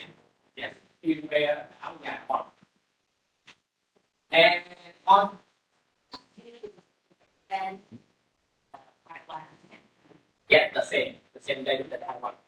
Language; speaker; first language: English; non-native, fluent; Vietnamese